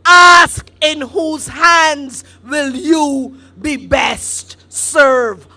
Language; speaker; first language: English; native; English